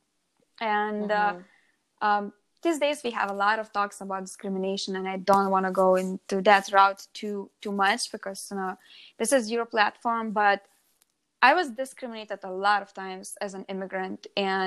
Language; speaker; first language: English; non-native, fluent; Lithuanian